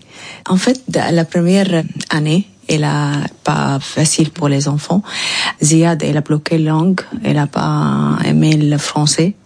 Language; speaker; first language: French; non-native, learner; Arabic